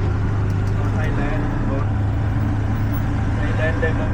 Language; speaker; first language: English; non-native, learner; Khmer